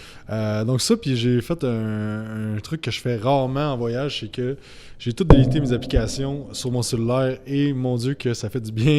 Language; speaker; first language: French; native; French